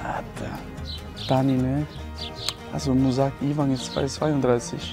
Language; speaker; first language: German; non-native, learner; Spanish